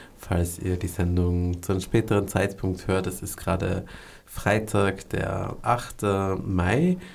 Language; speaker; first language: German; native; German